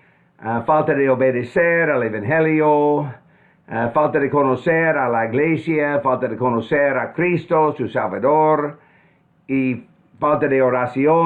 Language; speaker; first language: Spanish; non-native, fluent; English